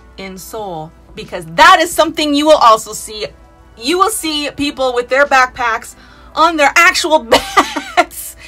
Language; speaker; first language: English; native; English